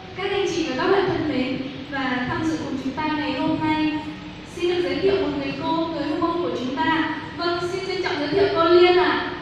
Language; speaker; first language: Vietnamese; non-native, local second language; Hmong